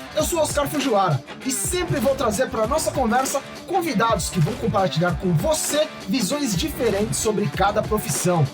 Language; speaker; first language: Portuguese; native; Portuguese